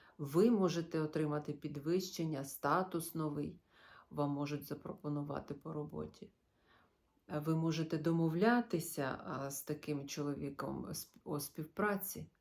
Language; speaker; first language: Ukrainian; non-native, local second language; Russian